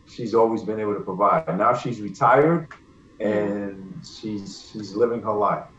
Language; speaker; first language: English; native; English